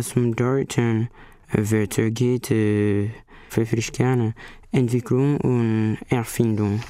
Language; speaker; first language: German; non-native, learner; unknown